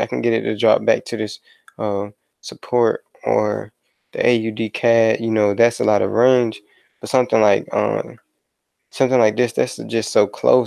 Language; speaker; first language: English; native; English